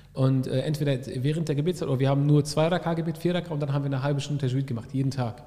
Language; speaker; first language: German; early bilingual, other home language; Arabic